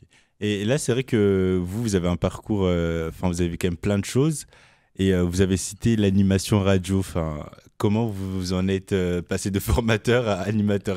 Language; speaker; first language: French; native; French